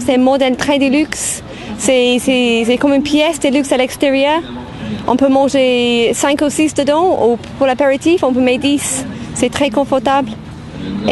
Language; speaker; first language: French; non-native, fluent; English